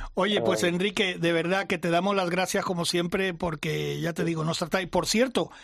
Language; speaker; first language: Spanish; native; Spanish